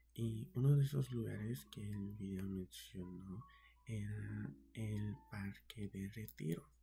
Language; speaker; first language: Spanish; early bilingual, heritage; Spanish